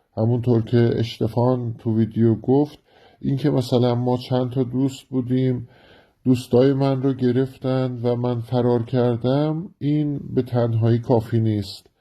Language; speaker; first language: Persian; native; Persian